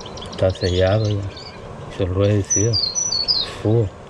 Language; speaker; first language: Spanish; native; Spanish